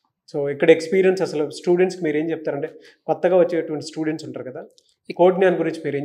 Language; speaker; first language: Telugu; native; Telugu